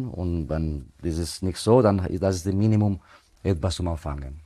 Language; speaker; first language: German; non-native, fluent; Spanish